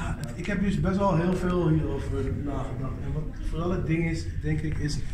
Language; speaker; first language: Dutch; native; Dutch